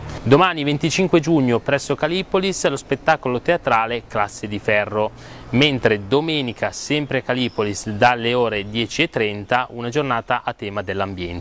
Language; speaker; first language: Italian; native; Italian